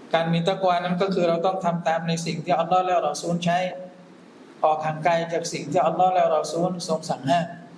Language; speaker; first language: Thai; non-native, local second language; Malay